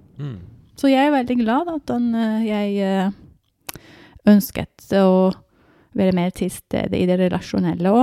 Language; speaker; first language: Norwegian; non-native, fluent; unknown